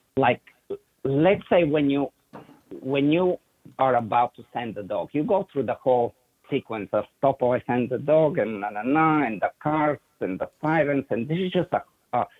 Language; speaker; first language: English; non-native, fluent; Bulgarian